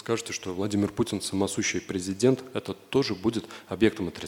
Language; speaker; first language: Russian; native; Russian